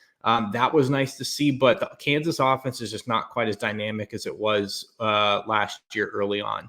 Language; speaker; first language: English; native; English